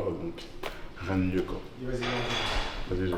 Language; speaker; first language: French; native; French